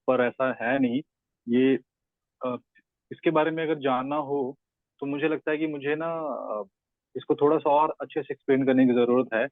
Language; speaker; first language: Hindi; non-native, local second language; Punjabi